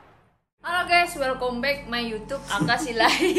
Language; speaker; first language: Indonesian; native; Indonesian